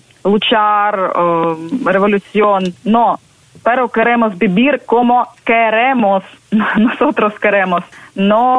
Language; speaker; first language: Spanish; non-native, fluent; Ukrainian